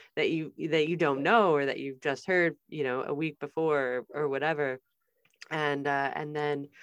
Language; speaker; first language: English; native; English